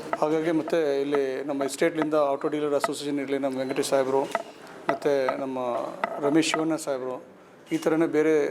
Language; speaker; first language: Kannada; non-native, local second language; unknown